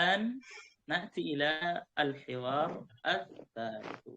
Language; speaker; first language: Arabic; non-native, fluent; Indonesian